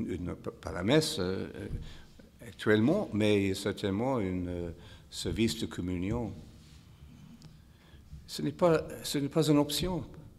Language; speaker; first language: French; non-native, fluent; English